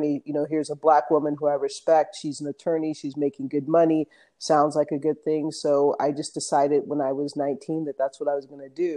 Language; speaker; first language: English; native; English